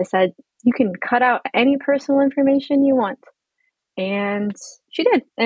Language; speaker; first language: English; native; English